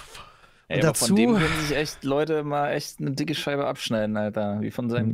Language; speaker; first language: German; native; German